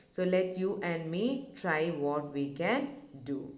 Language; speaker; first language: English; non-native, local second language; Malayalam